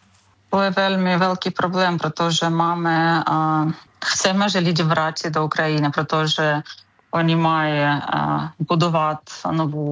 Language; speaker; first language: Czech; non-native, learner; Ukrainian